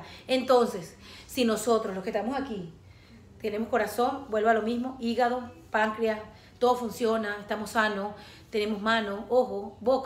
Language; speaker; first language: Spanish; native; Spanish